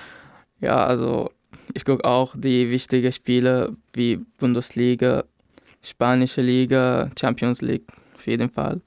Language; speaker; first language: German; non-native, fluent; Arabic